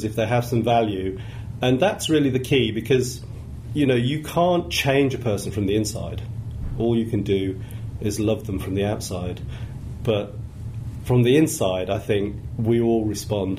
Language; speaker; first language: English; native; English